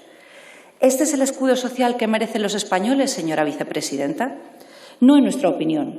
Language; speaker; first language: Spanish; native; Spanish